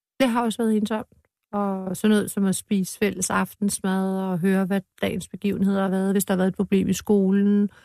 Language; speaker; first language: Danish; native; Danish